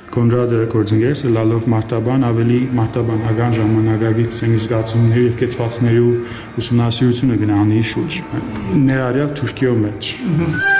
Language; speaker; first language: Armenian; early bilingual, heritage; Armenian